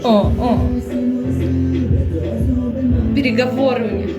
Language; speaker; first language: Russian; native; Russian